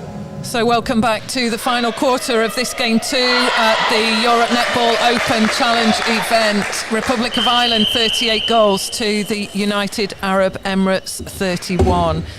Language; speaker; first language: English; native; English